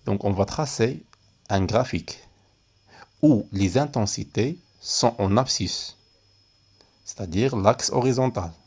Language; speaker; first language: French; non-native, local second language; Arabic